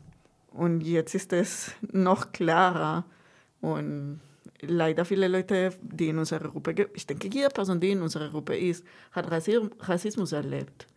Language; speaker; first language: German; non-native, fluent; Spanish